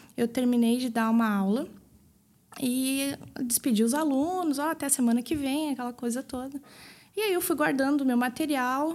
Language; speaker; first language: Portuguese; native; Portuguese